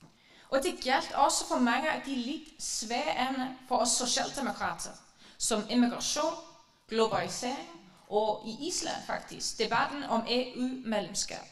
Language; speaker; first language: Danish; non-native, fluent; Icelandic